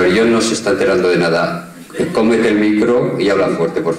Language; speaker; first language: Spanish; native; Spanish